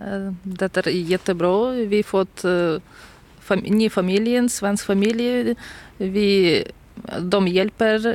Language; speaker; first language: Swedish; non-native, learner; Ukrainian